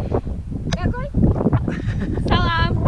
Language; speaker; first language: Russian; non-native, local second language; Kyrgyz